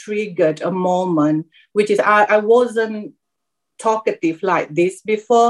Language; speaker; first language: English; non-native, local second language; Malay